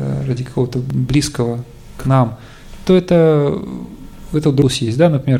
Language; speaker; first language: Russian; native; Russian